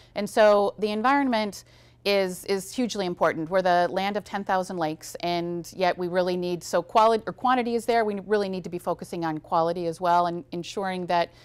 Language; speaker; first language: English; native; English